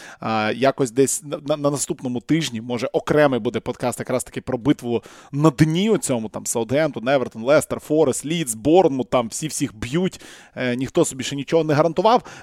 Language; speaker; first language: Ukrainian; non-native, local second language; Russian